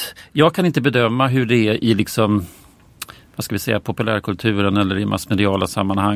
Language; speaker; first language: Swedish; native; Swedish